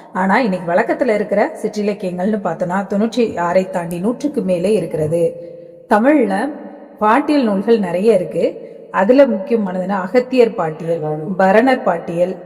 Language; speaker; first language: Tamil; native; Tamil